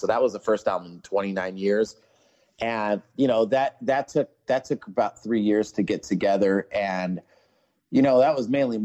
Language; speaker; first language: English; native; English